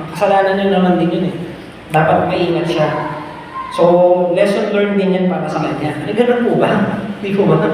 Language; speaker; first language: Filipino; native; Filipino